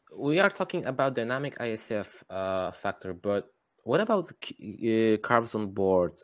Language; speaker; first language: English; non-native, fluent; Polish